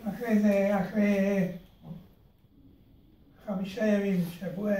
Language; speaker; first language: Hebrew; early bilingual, other home language; Hungarian